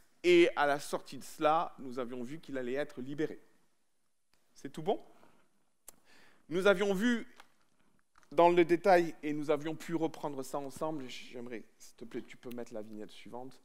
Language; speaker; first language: French; native; French